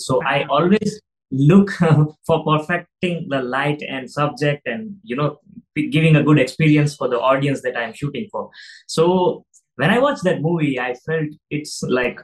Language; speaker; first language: English; non-native, local second language; Gujarati